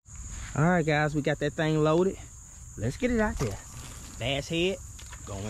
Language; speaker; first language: English; native; English